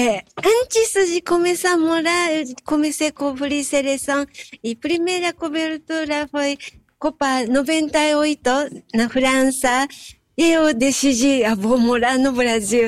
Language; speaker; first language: Portuguese; non-native, fluent; Japanese